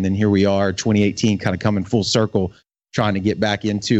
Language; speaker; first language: English; native; English